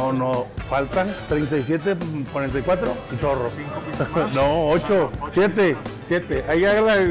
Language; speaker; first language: Spanish; native; Spanish